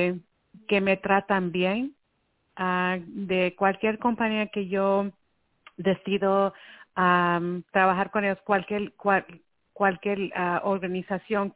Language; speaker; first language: Spanish; early bilingual, heritage; Spanish